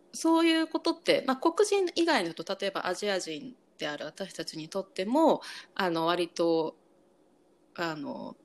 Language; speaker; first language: Japanese; native; Japanese